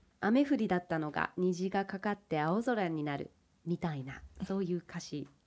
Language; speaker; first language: Japanese; early bilingual, heritage; English